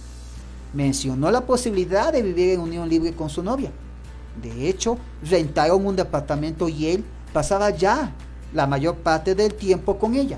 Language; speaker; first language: Spanish; native; Spanish